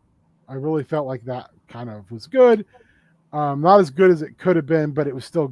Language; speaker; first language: English; native; English